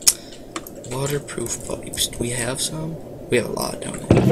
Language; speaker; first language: English; native; English